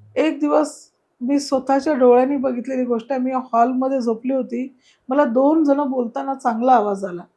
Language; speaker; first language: Marathi; non-native, local second language; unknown